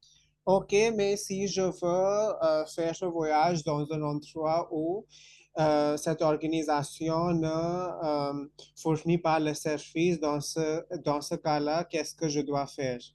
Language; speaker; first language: French; non-native, fluent; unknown